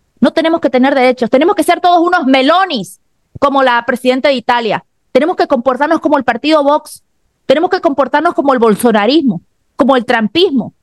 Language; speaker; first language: Spanish; native; Spanish